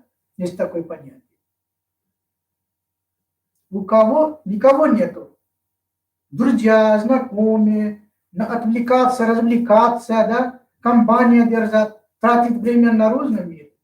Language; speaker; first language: Russian; non-native, fluent; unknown